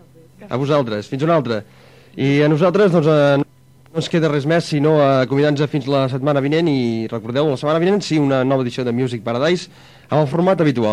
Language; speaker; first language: Catalan; native; Catalan